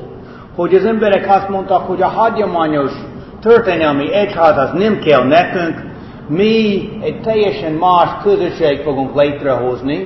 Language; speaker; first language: Hungarian; non-native, fluent; English